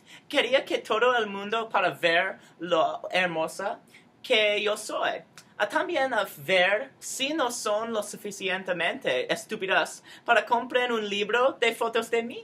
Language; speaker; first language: Spanish; non-native, learner; English